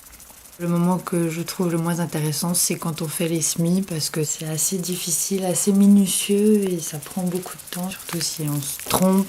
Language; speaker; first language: French; native; French